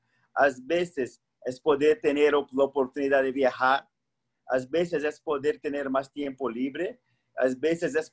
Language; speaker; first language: Spanish; non-native, fluent; Portuguese